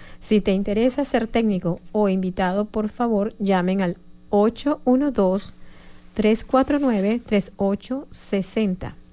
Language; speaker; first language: Spanish; native; Spanish